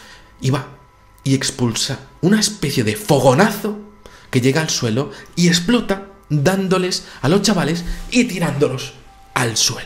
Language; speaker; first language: Spanish; native; Spanish